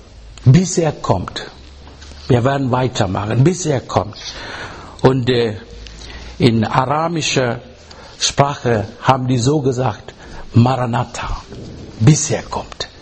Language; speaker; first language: German; non-native, fluent; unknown